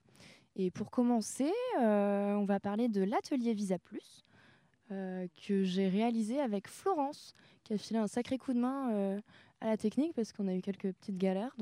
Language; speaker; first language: French; native; French